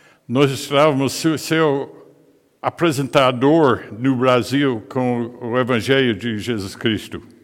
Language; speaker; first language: Portuguese; non-native, fluent; English